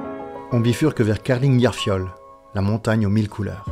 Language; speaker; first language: French; native; French